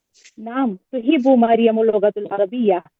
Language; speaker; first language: Arabic; non-native, learner; Urdu